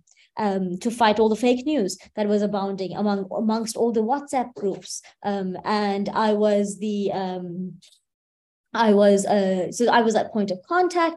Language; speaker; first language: English; native; English